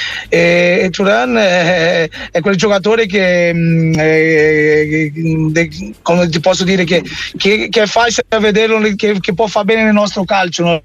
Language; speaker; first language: Italian; non-native, fluent; Portuguese